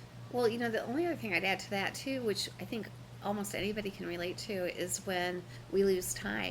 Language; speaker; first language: English; native; English